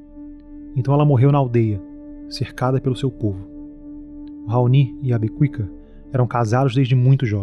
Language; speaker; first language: Portuguese; native; Portuguese